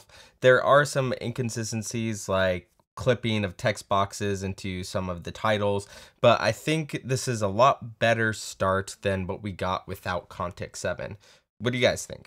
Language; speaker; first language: English; native; English